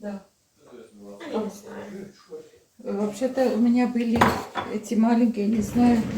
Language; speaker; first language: Russian; non-native, fluent; Armenian